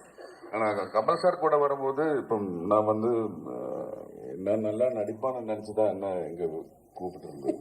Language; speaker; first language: Tamil; non-native, learner; Malayalam